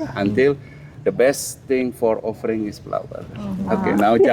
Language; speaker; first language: English; non-native, learner; Indonesian